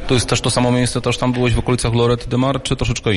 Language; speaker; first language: Polish; native; Polish